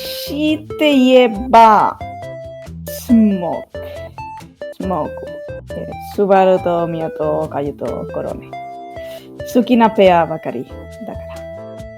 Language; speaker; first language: Japanese; non-native, fluent; English